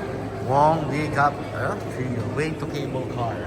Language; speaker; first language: English; non-native, fluent; Filipino